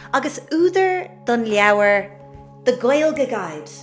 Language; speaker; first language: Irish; non-native, local second language; English